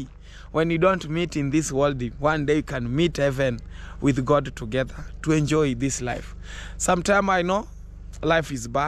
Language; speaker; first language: English; non-native, learner; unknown